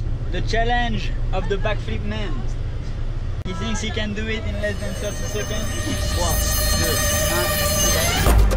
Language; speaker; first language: English; non-native, fluent; French